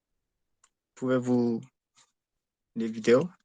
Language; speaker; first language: French; non-native, learner; Spanish